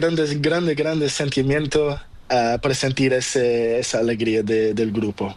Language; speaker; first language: Spanish; non-native, learner; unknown